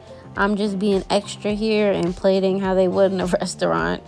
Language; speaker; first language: English; native; English